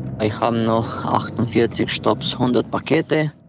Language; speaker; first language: German; non-native, learner; Romanian